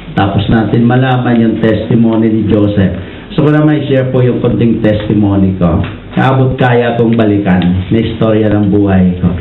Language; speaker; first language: Filipino; non-native, local second language; Iloko